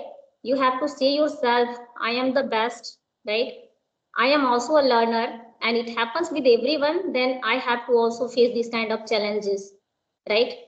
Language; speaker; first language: English; non-native, local second language; Hindi